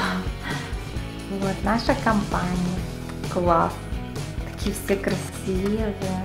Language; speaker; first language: Russian; native; Russian